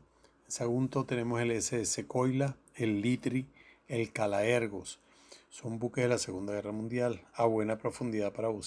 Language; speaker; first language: Spanish; native; Spanish